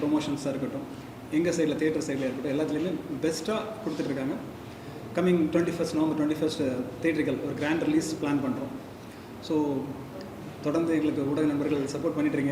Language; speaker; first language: Tamil; native; Tamil